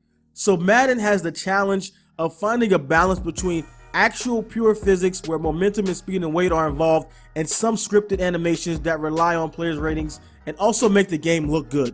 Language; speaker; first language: English; native; English